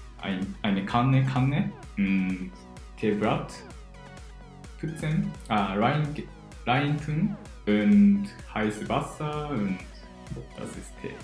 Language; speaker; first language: German; non-native, learner; Japanese